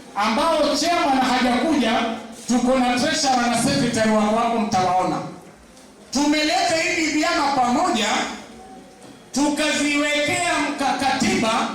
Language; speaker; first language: Swahili; native; Swahili